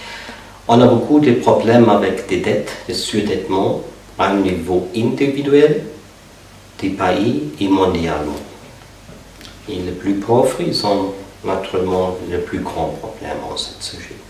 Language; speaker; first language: French; non-native, fluent; German